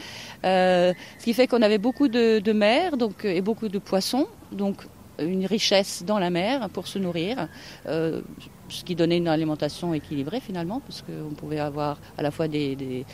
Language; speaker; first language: French; non-native, fluent; Norwegian